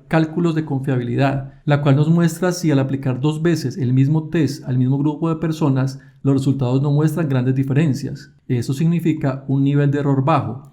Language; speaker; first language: Spanish; native; Spanish